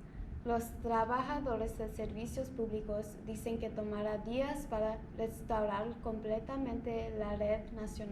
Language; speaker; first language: Spanish; non-native, learner; English